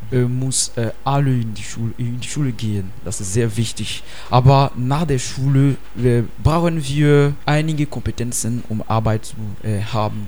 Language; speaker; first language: German; non-native, learner; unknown